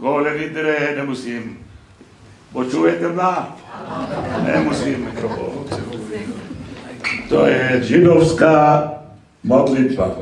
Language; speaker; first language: Slovak; non-native, fluent; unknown